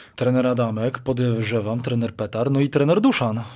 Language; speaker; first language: Polish; native; Polish